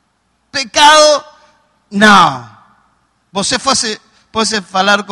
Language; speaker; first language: Portuguese; non-native, learner; Spanish